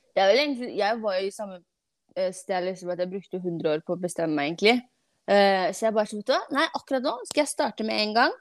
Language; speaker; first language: Norwegian; non-native, fluent; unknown